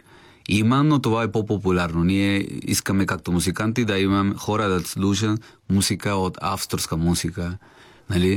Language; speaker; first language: Bulgarian; non-native, learner; Spanish